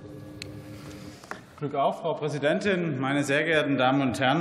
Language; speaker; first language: German; native; German